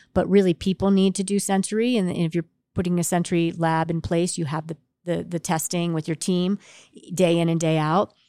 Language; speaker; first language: English; native; English